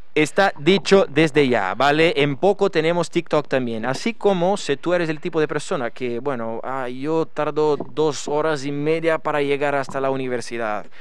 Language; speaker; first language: Spanish; non-native, fluent; Portuguese